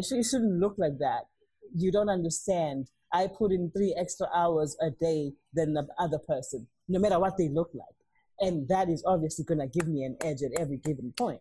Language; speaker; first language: English; non-native, local second language; Zulu